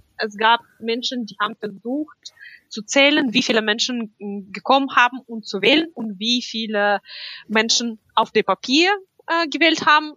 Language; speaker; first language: German; non-native, fluent; Russian